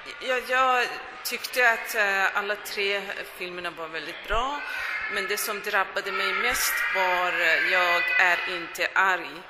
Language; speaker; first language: Swedish; non-native, fluent; Persian